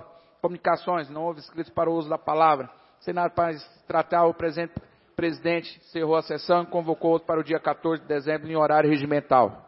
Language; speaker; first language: Portuguese; native; Portuguese